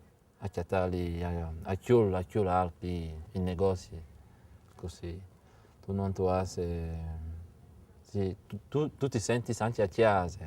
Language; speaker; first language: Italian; non-native, learner; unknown